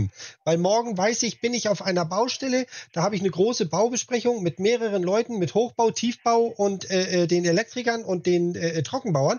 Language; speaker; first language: German; native; German